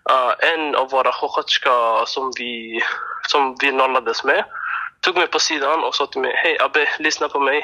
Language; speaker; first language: Swedish; non-native, fluent; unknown